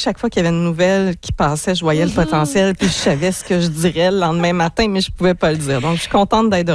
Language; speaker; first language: French; native; French